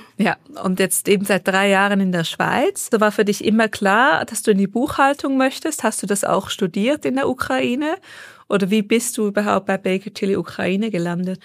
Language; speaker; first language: German; native; German